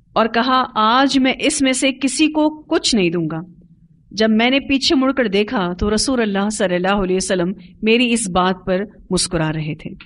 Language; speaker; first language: Urdu; native; Urdu